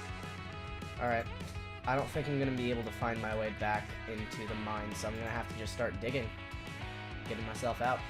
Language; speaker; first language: English; native; English